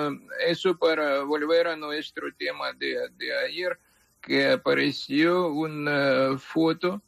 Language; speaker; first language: Spanish; non-native, fluent; Ukrainian